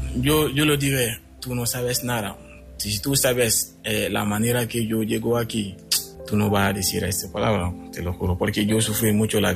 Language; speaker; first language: Spanish; non-native, fluent; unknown